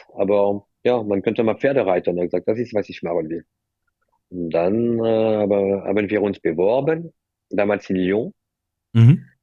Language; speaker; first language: German; non-native, fluent; French